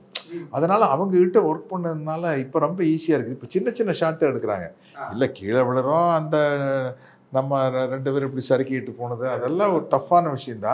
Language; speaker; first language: Tamil; native; Tamil